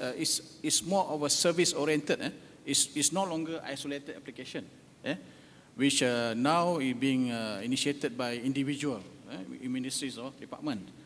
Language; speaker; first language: English; non-native, local second language; Malay